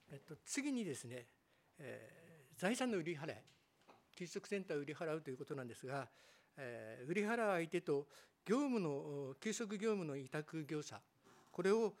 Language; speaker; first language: Japanese; native; Japanese